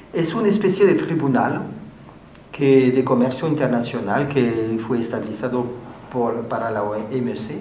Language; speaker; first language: Spanish; non-native, fluent; French